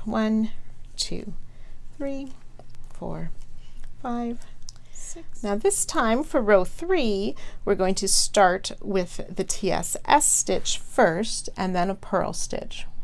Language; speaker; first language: English; native; English